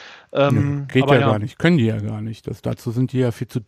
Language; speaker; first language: German; native; German